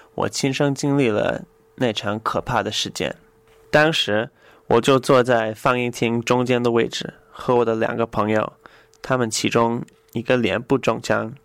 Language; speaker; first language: Chinese; non-native, fluent; English